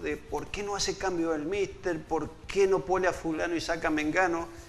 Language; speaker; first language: Spanish; native; Spanish